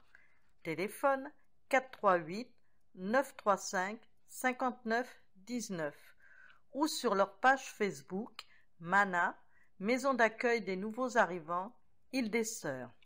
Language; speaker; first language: French; native; French